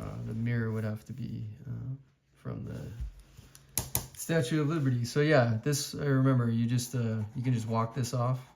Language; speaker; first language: English; native; English